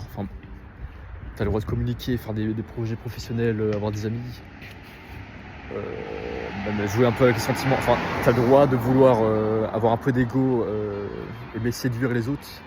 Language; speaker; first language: French; native; French